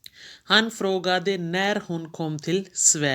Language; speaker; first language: Swedish; non-native, fluent; Urdu